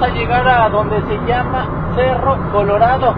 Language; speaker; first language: Spanish; native; Spanish